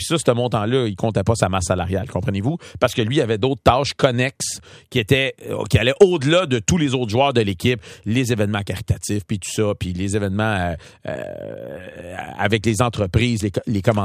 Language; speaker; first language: French; native; French